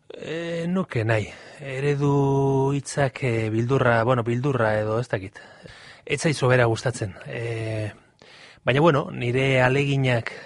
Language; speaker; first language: Basque; non-native, local second language; Spanish